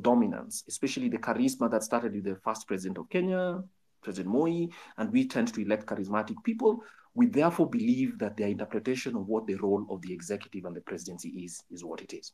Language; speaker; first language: English; non-native, local second language; Luo (Kenya and Tanzania)